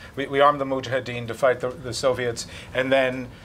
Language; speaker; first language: English; native; English